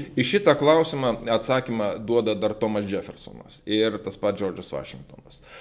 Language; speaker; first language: Lithuanian; non-native, local second language; Russian